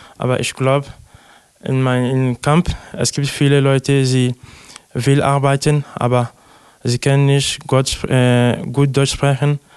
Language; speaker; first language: German; non-native, learner; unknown